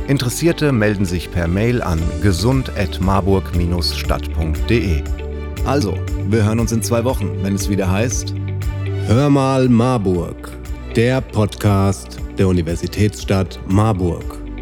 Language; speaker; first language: German; native; German